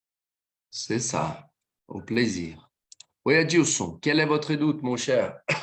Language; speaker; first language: French; non-native, fluent; Portuguese